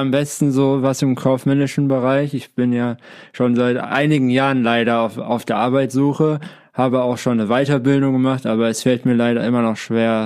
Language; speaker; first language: German; native; German